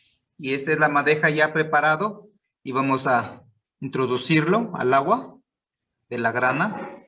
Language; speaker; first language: Spanish; non-native, local second language; Zapotec